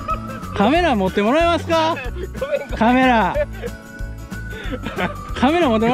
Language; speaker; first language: Japanese; native; Japanese